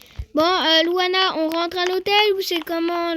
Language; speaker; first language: French; native; French